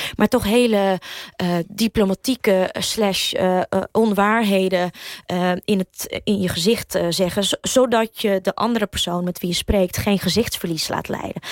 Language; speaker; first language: Dutch; early bilingual, other home language; Russian